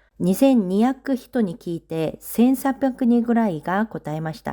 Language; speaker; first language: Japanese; non-native, fluent; Korean